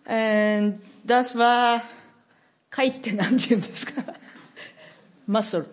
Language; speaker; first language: German; non-native, learner; Japanese